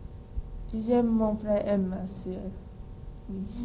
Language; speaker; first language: French; non-native, learner; English